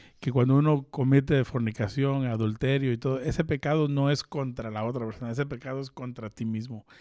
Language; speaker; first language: Spanish; early bilingual, heritage; Spanish